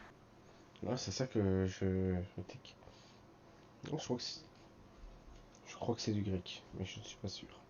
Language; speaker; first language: French; native; French